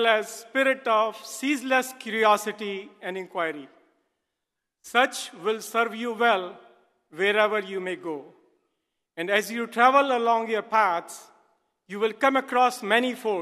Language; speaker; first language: English; non-native, local second language; Hindi